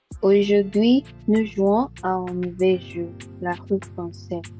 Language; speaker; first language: French; non-native, learner; Yoruba